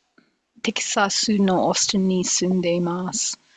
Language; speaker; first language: Japanese; non-native, learner; English